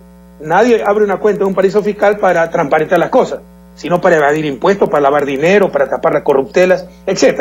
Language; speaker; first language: Spanish; native; Spanish